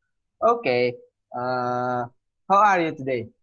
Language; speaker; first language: English; non-native, learner; Indonesian